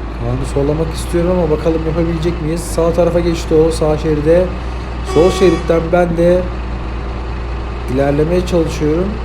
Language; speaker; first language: Turkish; native; Turkish